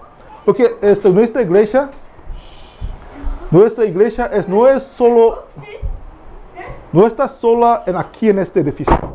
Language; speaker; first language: Spanish; non-native, learner; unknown